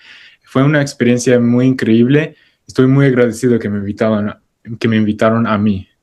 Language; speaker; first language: Spanish; early bilingual, heritage; Spanish